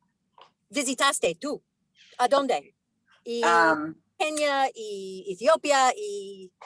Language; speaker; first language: Spanish; non-native, learner; English